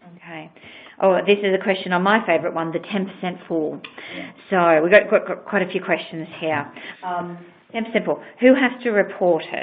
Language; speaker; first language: English; native; English